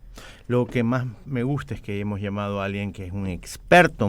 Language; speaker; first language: Spanish; native; Spanish